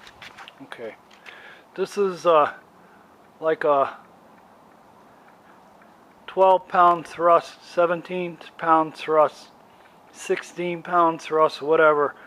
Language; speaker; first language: English; native; English